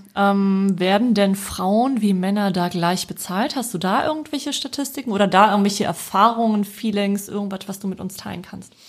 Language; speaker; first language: German; early bilingual, other home language; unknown